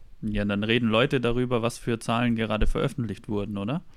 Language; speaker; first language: German; native; German